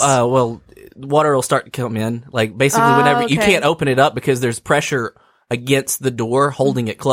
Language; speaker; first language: English; native; English